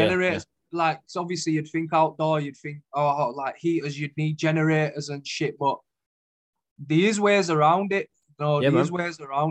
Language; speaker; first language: English; native; English